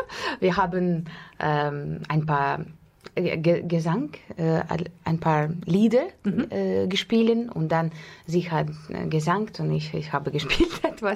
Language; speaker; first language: German; non-native, fluent; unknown